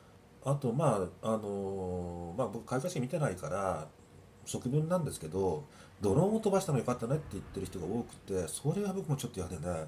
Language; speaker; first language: Japanese; native; Japanese